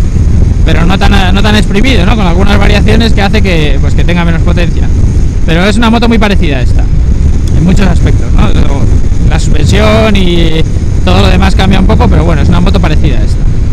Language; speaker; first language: Spanish; native; Spanish